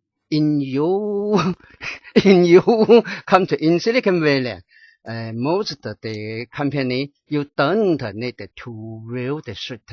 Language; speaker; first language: English; non-native, learner; Chinese